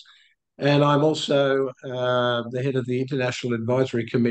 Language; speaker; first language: English; native; English